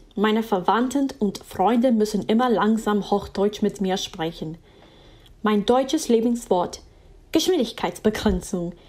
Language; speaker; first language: German; non-native, fluent; English